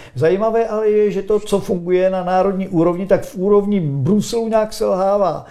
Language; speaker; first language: Czech; native; Czech